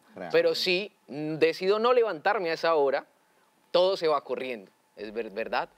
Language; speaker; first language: Spanish; native; Spanish